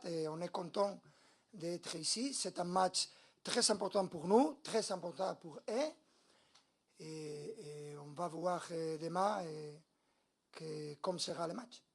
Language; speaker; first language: French; non-native, learner; Spanish